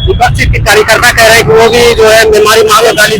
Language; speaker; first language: Hindi; native; Hindi